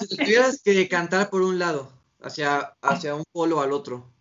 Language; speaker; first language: Spanish; native; Spanish